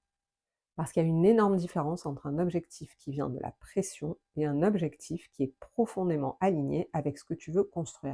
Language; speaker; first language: French; native; French